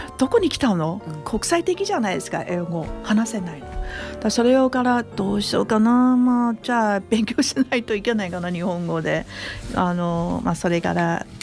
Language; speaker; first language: Japanese; non-native, fluent; Chinese